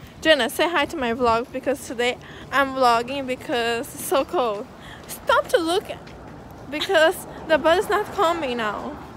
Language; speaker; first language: English; non-native, learner; Portuguese